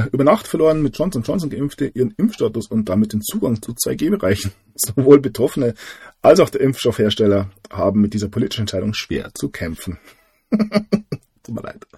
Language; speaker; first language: German; native; German